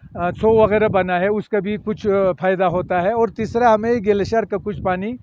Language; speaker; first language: Urdu; non-native, local second language; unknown